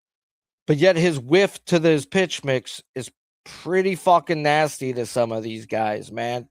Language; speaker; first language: English; native; English